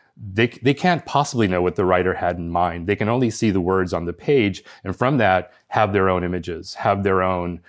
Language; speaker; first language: English; early bilingual, other home language; Spanish